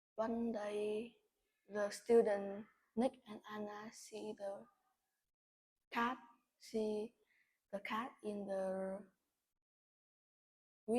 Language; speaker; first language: English; non-native, learner; Vietnamese